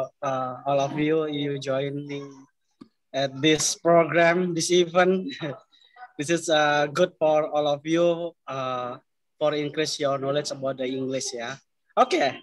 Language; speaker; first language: English; non-native, learner; Indonesian